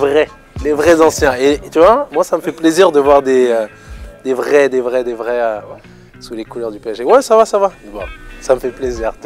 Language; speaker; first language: French; native; French